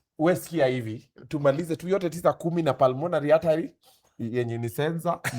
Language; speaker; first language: Swahili; native; Swahili